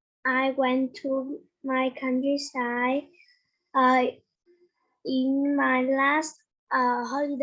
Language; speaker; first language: English; non-native, learner; Vietnamese